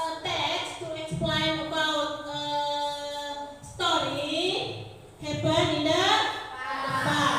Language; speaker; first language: English; non-native, learner; Indonesian